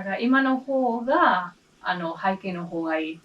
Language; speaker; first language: Japanese; non-native, learner; English